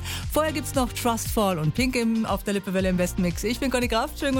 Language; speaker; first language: German; native; German